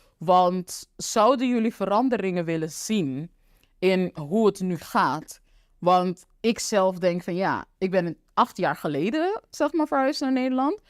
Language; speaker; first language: Dutch; non-native, local second language; Papiamento